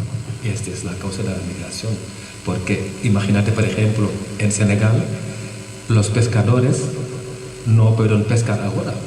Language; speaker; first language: Spanish; non-native, fluent; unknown